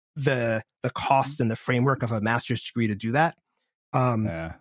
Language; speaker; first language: English; native; English